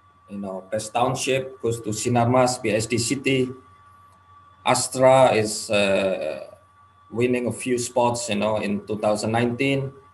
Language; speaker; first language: English; non-native, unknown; Indonesian